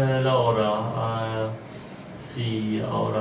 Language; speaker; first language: Spanish; non-native, learner; Polish